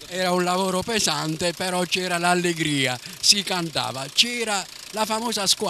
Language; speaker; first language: Italian; native; Italian